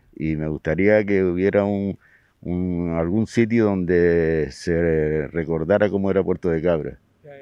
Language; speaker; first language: Spanish; native; Spanish